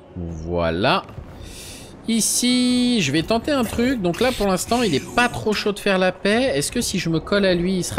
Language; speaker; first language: French; native; French